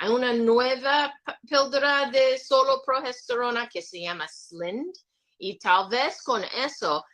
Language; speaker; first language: Spanish; non-native, learner; English